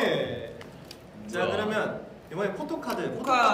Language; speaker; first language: Korean; native; Korean